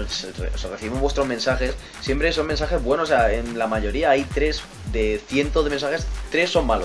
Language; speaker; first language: Spanish; native; Spanish